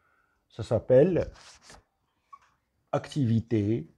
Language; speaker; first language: French; non-native, local second language; Arabic